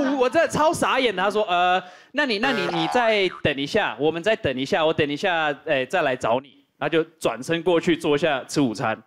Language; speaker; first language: Chinese; non-native, fluent; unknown